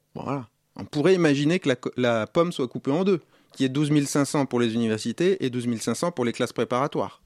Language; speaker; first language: French; native; French